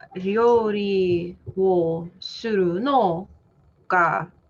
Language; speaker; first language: Japanese; non-native, learner; English